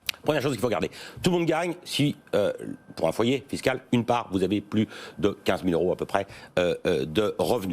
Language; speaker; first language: French; native; French